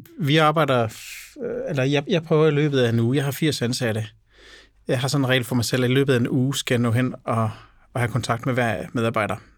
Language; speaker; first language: Danish; native; Danish